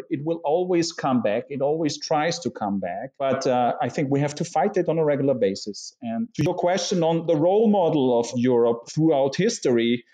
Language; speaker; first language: English; non-native, fluent; German